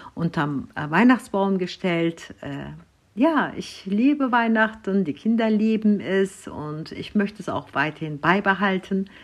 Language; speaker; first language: German; non-native, fluent; Turkish